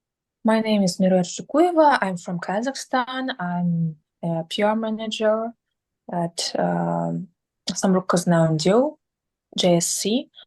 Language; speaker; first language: English; non-native, learner; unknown